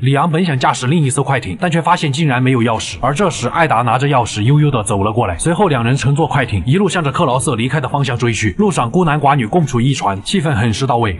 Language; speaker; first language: Chinese; native; Chinese